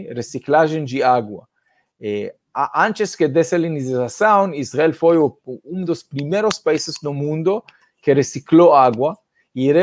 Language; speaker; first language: Portuguese; non-native, fluent; Hebrew